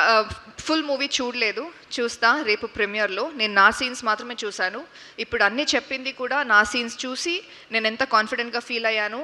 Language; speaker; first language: Telugu; non-native, learner; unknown